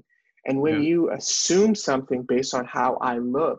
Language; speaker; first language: English; native; English